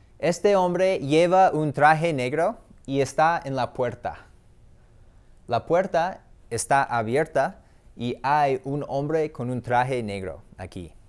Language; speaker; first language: Spanish; non-native, fluent; English